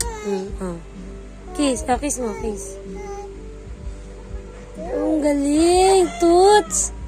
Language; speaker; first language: Filipino; native; Filipino